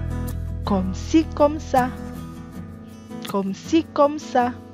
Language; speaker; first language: French; non-native, fluent; Indonesian